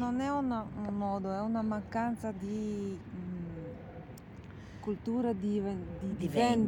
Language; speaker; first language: Italian; non-native, fluent; Bulgarian